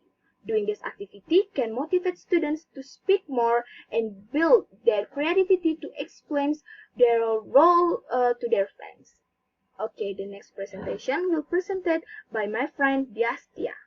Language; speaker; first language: English; non-native, learner; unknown